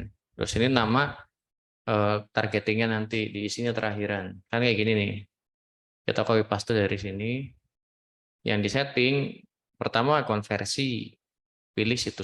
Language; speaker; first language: Indonesian; native; Indonesian